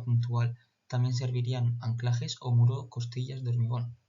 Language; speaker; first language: Spanish; native; Spanish